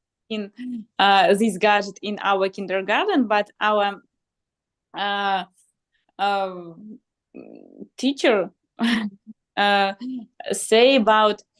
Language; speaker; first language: English; non-native, learner; Russian